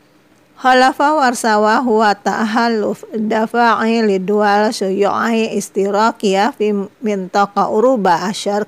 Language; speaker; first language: Arabic; non-native, fluent; Indonesian